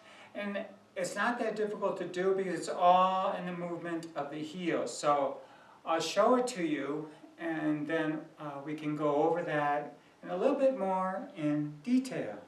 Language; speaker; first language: English; native; English